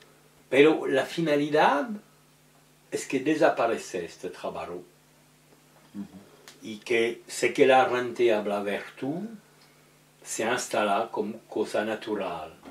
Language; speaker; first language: Spanish; non-native, learner; French